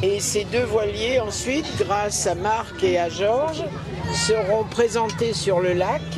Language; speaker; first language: French; native; French